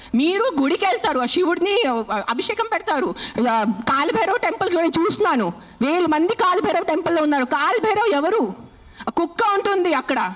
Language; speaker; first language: Telugu; non-native, fluent; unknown